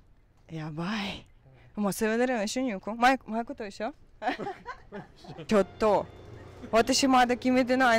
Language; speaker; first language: Japanese; non-native, learner; Russian